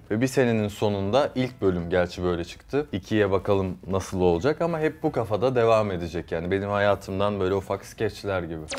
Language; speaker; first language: Turkish; early bilingual, heritage; English